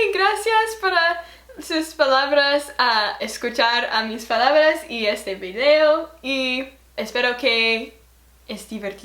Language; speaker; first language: Spanish; non-native, learner; English